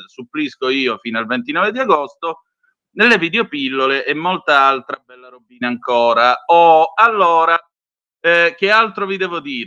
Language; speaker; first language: Italian; native; Italian